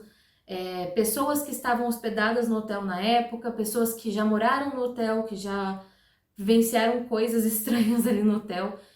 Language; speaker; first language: Portuguese; native; Portuguese